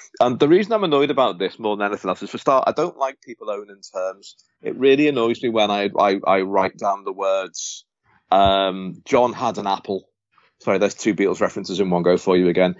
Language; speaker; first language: English; native; English